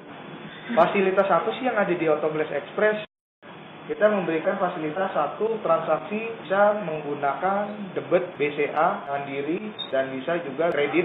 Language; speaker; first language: Malay; native; Malay